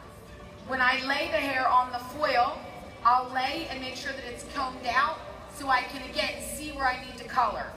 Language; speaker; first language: English; native; English